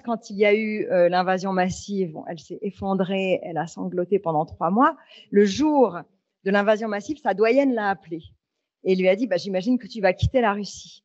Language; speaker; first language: French; native; French